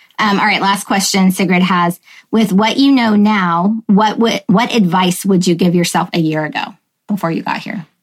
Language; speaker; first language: English; native; English